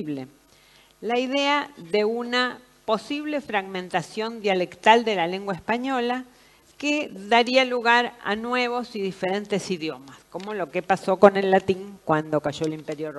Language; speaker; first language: Spanish; native; Spanish